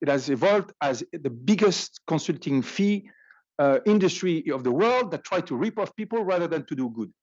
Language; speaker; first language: English; non-native, fluent; French